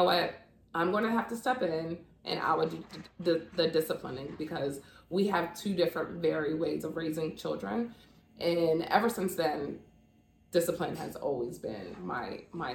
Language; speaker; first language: English; native; English